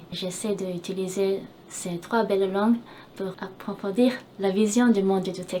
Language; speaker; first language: French; non-native, fluent; Japanese